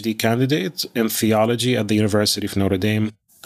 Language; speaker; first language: English; non-native, fluent; Arabic